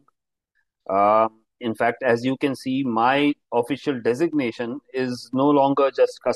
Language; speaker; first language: English; non-native, local second language; Hindi